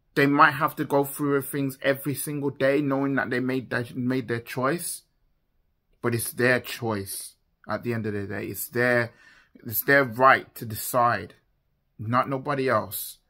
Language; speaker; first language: English; native; English